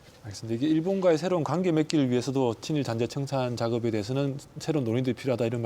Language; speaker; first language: Korean; native; Korean